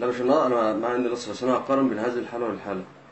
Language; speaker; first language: Arabic; native; Arabic